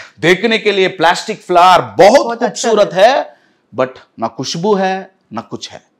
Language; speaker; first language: Hindi; non-native, local second language; Telugu